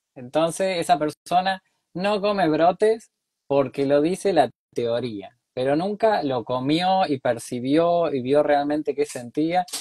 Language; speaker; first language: Spanish; native; Spanish